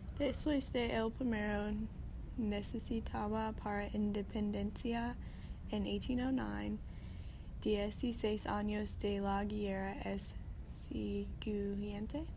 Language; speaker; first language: Spanish; non-native, learner; English